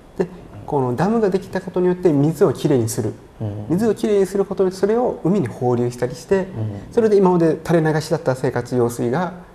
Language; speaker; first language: Japanese; native; Japanese